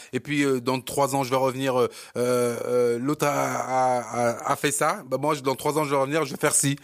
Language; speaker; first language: French; early bilingual, other home language; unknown